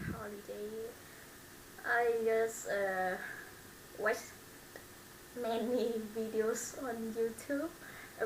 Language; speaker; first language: English; non-native, learner; Vietnamese